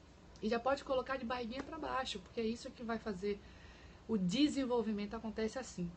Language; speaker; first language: Portuguese; native; Portuguese